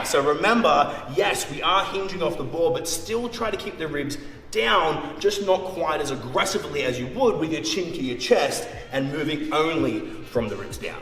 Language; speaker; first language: English; native; English